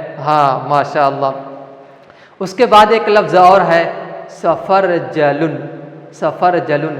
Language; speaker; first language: Urdu; non-native, local second language; Malayalam